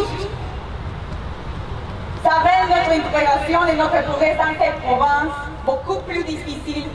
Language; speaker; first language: French; non-native, fluent; Spanish